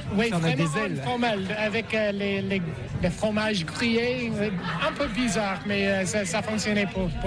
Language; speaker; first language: French; non-native, learner; English